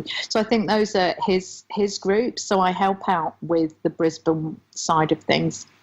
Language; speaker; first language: English; native; English